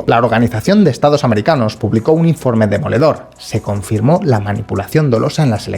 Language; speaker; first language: Spanish; native; Spanish